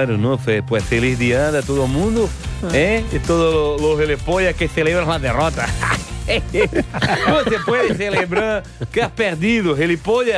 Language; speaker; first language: Catalan; native; Catalan